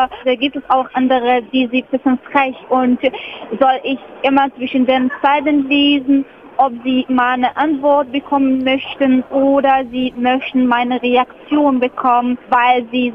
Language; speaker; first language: German; non-native, fluent; Arabic